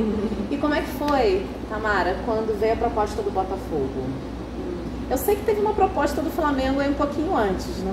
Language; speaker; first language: Portuguese; native; Portuguese